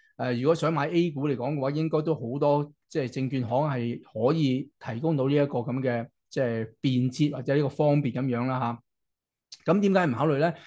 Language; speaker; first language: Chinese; non-native, local second language; Cantonese